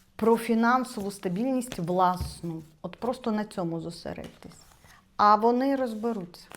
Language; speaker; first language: Ukrainian; non-native, local second language; Russian